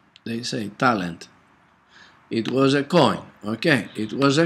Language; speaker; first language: English; non-native, fluent; Greek